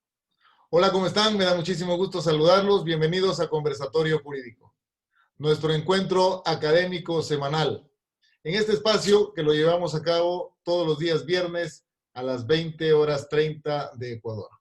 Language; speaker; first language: Spanish; native; Spanish